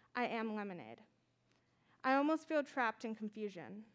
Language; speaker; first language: English; native; English